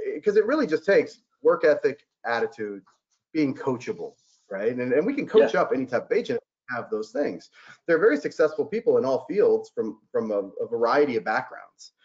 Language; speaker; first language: English; native; English